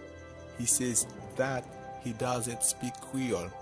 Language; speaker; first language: English; non-native, fluent; Haitian Creole